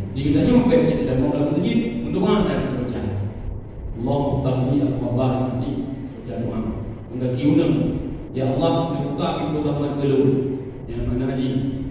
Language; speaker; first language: Malay; non-native, local second language; Achinese